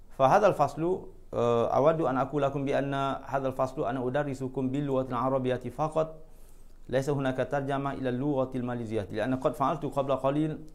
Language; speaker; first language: Arabic; non-native, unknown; Malay